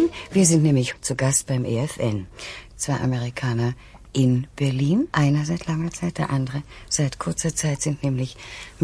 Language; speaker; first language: German; native; German